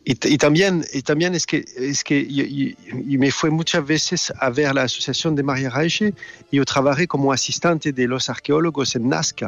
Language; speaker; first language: Spanish; non-native, learner; French